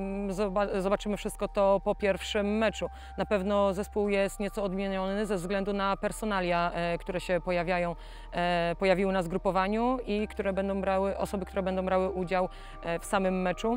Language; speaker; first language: Polish; native; Polish